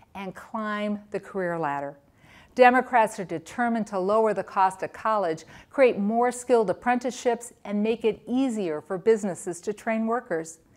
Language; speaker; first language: English; native; English